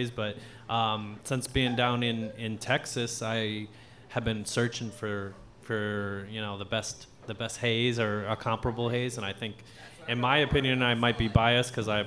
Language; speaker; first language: English; native; English